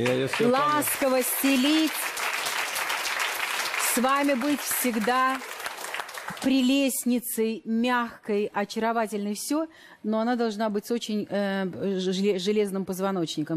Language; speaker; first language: Russian; native; Russian